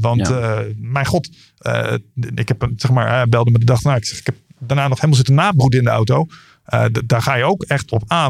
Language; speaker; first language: Dutch; native; Dutch